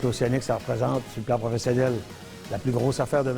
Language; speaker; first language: French; native; French